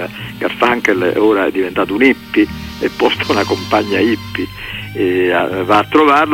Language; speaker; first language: Italian; native; Italian